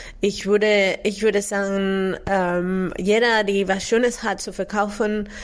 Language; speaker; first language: German; non-native, fluent; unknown